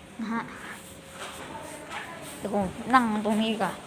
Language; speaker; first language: Thai; native; Thai